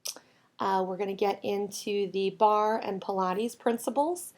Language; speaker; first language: English; native; English